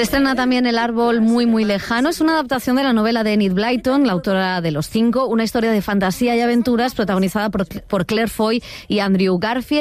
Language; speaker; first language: Spanish; native; Spanish